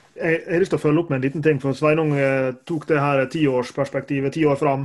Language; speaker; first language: Norwegian; native; Norwegian